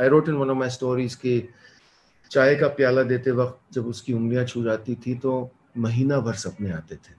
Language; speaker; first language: English; non-native, local second language; Hindi